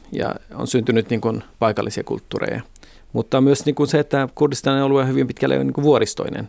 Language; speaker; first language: Finnish; non-native, fluent; Kurdish